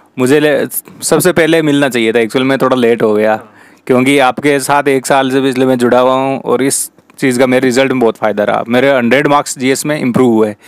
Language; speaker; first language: Hindi; native; Hindi